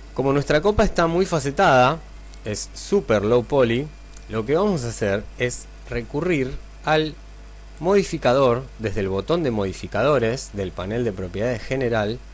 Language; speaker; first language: Spanish; native; Spanish